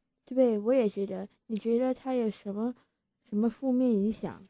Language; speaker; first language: Chinese; early bilingual, heritage; Chinese